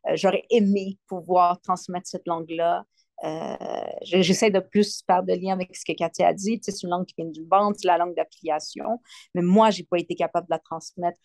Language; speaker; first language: French; early bilingual, other home language; Spanish